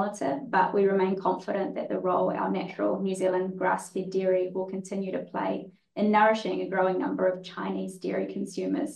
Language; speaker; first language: English; native; English